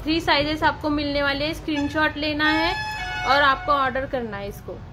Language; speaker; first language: Hindi; non-native, local second language; Marathi